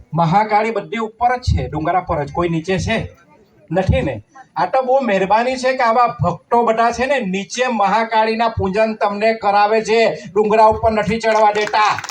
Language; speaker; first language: Gujarati; non-native, local second language; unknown